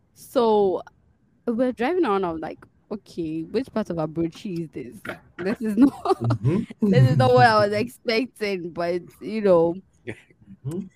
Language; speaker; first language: English; non-native, local second language; Akan